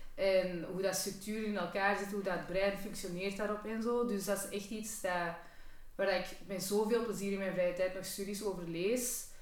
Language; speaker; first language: Dutch; native; Dutch